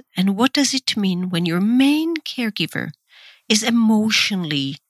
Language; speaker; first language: English; non-native, fluent; Hebrew